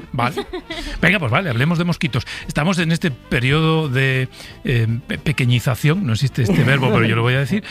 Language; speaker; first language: Spanish; native; Spanish